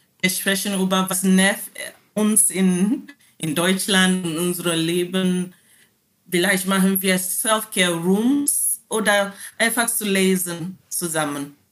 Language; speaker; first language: German; non-native, learner; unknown